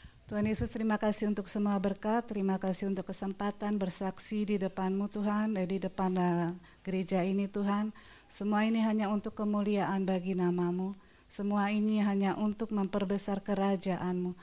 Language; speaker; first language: Indonesian; native; Indonesian